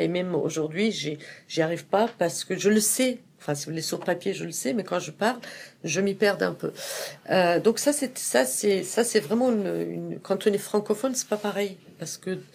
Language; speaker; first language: French; non-native, fluent; Persian